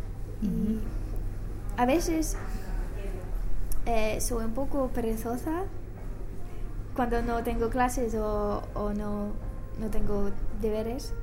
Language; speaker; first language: Spanish; non-native, learner; English